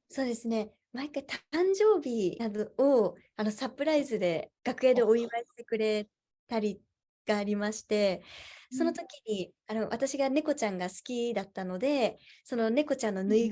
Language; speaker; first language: Japanese; native; Japanese